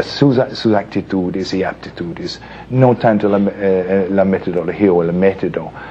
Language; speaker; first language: Spanish; non-native, fluent; English